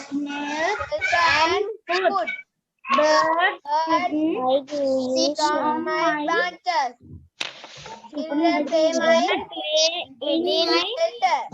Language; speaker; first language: English; non-native, learner; Sinhala